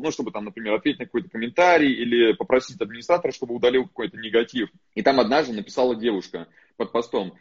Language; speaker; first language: Russian; native; Russian